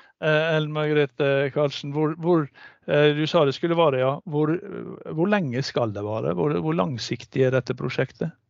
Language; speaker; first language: Norwegian; native; Norwegian